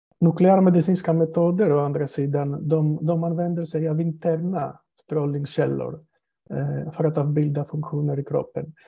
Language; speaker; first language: Swedish; non-native, fluent; Greek